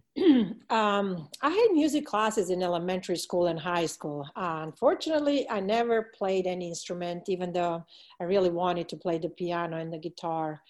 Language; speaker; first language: English; non-native, fluent; Serbian